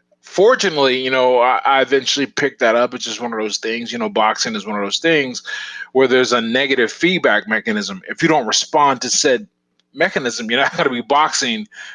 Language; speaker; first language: English; native; English